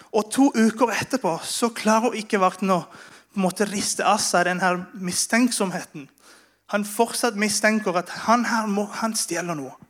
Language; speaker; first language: Norwegian; non-native, fluent; Spanish